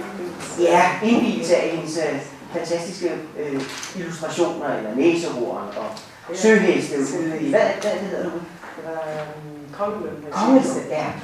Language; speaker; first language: Danish; native; Danish